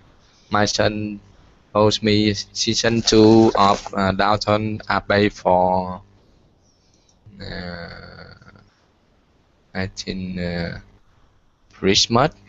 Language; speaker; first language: English; non-native, learner; Vietnamese